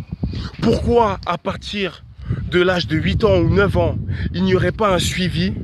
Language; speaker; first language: French; native; French